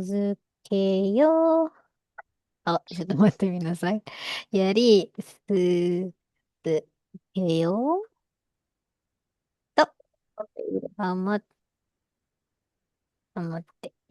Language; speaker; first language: Japanese; non-native, fluent; Indonesian